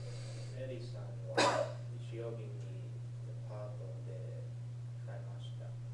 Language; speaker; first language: Japanese; non-native, learner; English